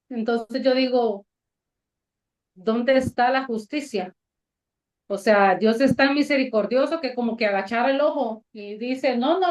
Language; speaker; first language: Spanish; native; Spanish